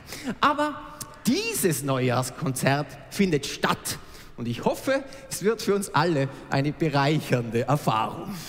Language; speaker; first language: German; native; German